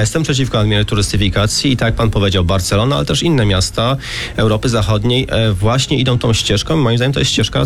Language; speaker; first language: Polish; native; Polish